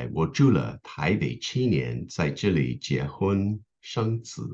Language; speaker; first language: Chinese; non-native, fluent; English